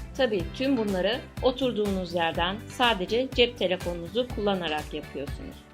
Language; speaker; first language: Turkish; native; Turkish